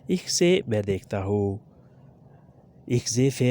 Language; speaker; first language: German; non-native, learner; Urdu